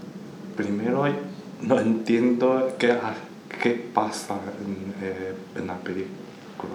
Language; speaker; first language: Spanish; non-native, learner; Chinese